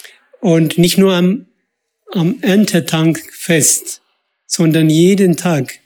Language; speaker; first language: German; non-native, fluent; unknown